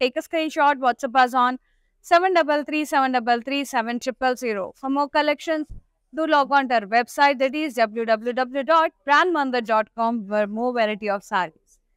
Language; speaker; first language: English; non-native, local second language; Telugu